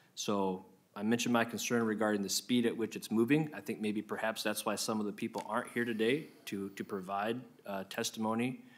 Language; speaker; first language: English; native; English